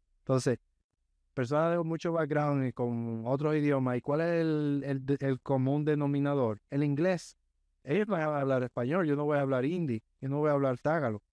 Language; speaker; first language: Spanish; native; Spanish